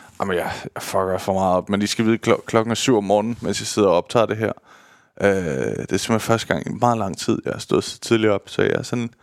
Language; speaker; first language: Danish; early bilingual, other home language; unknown